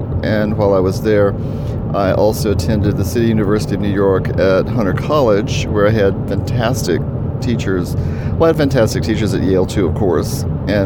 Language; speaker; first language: English; native; English